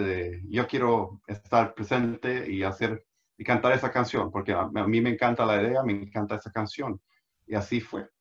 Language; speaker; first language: Spanish; non-native, fluent; Swedish